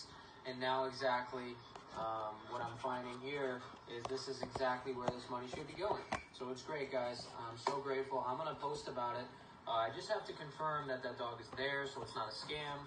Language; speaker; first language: English; native; English